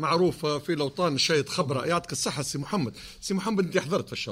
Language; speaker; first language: Arabic; native; Arabic